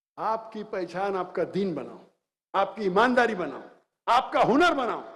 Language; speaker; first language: Hindi; native; Hindi